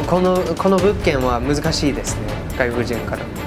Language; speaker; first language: Japanese; non-native, learner; English